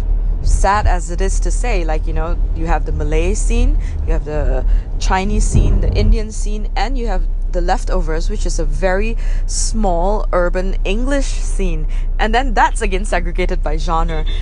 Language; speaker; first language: English; non-native, local second language; Min Nan Chinese